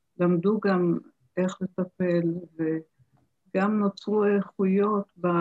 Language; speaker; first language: Hebrew; early bilingual, other home language; German